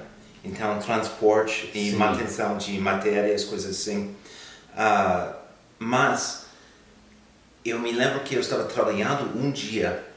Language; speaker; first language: Portuguese; non-native, fluent; English